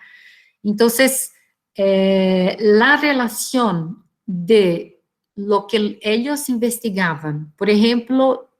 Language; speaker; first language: Spanish; non-native, fluent; Portuguese